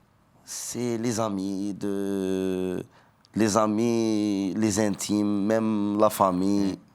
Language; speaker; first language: French; non-native, learner; Arabic